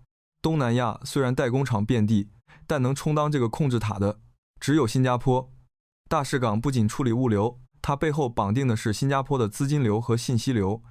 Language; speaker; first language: Chinese; native; Chinese